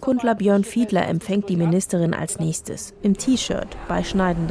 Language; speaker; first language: German; native; German